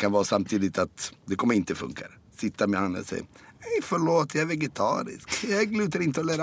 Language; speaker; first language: Swedish; non-native, fluent; Italian